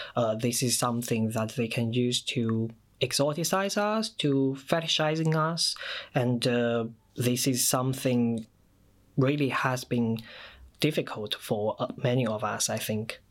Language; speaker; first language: English; non-native, fluent; Chinese